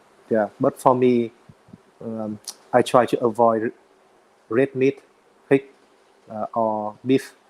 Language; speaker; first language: English; non-native, learner; Vietnamese